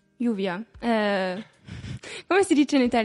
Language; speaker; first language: Italian; non-native, learner; German